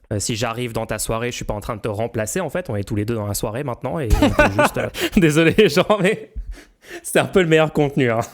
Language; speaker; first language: French; native; French